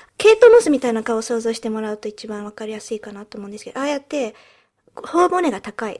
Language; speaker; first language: Japanese; early bilingual, heritage; Japanese